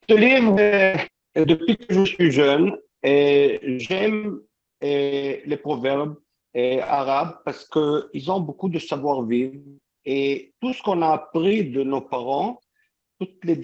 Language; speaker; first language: French; early bilingual, heritage; French